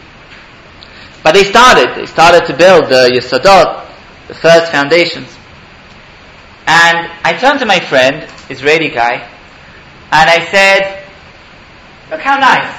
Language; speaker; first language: English; native; English